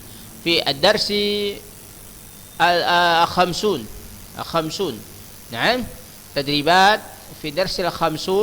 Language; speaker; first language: Arabic; non-native, fluent; Indonesian